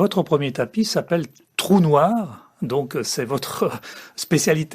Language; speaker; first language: French; native; French